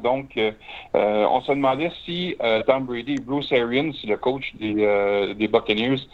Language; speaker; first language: French; native; French